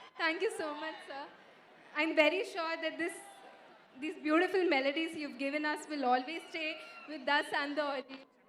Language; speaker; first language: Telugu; non-native, local second language; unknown